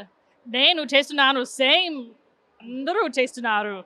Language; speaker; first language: Telugu; non-native, learner; English